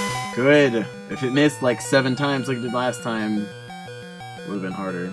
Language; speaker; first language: English; native; English